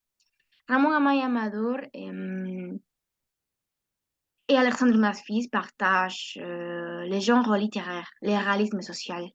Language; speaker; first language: French; non-native, learner; Spanish